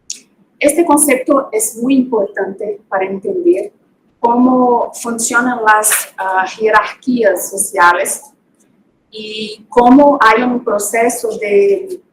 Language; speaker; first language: Spanish; non-native, fluent; Portuguese